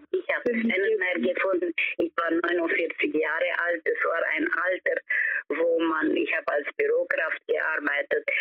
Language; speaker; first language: German; early bilingual, heritage; German